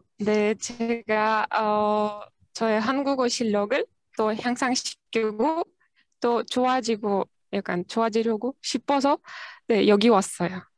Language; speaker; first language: Korean; non-native, fluent; Russian